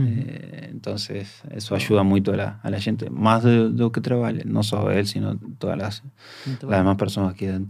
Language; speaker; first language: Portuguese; non-native, learner; Spanish